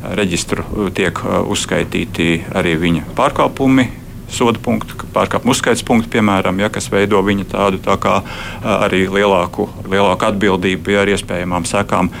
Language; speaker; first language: Latvian; native; Latvian